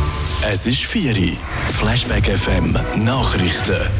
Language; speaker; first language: German; native; German